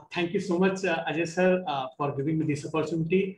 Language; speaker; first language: Hindi; native; Hindi